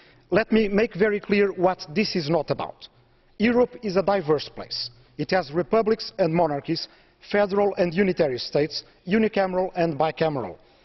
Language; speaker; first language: English; non-native, fluent; Portuguese